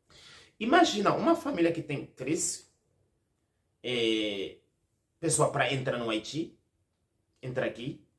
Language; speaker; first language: Portuguese; non-native, learner; Haitian Creole